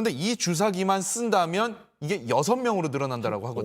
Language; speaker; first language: Korean; native; Korean